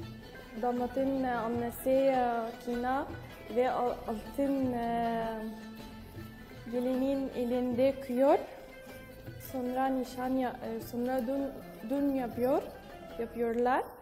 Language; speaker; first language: Turkish; non-native, learner; Arabic